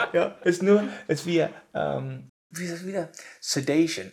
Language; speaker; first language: German; non-native, learner; English